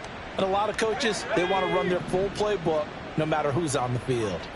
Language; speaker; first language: English; native; English